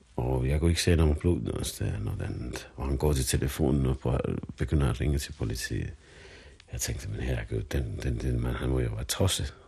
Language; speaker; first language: Danish; non-native, fluent; Finnish